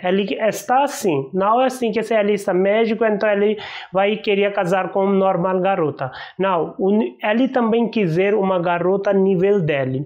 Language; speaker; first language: Portuguese; non-native, learner; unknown